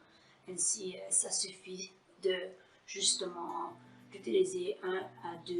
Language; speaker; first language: French; non-native, fluent; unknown